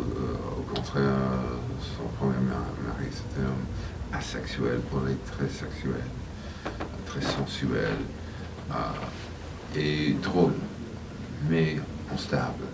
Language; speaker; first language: French; non-native, fluent; English